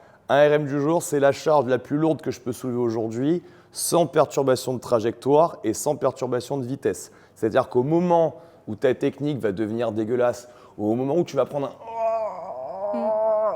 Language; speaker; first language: French; native; French